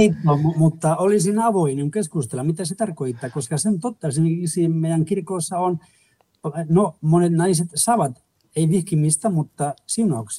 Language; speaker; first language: Finnish; non-native, fluent; Spanish